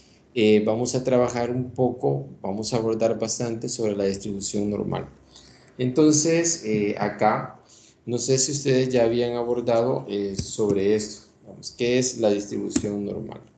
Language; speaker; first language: Spanish; native; Spanish